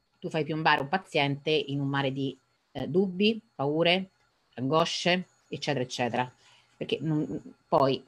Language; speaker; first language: Italian; native; Italian